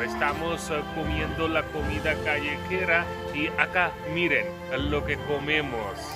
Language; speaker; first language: Spanish; non-native, fluent; Hindi